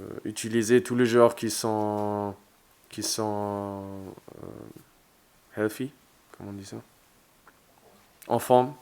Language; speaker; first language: French; non-native, fluent; German